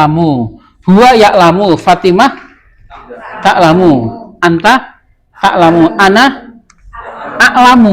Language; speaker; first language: Arabic; non-native, fluent; Indonesian